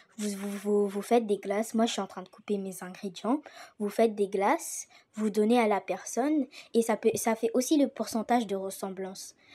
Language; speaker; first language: French; native; French